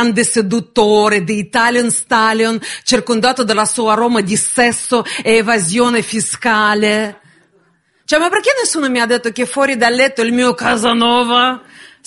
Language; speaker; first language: Italian; non-native, fluent; Russian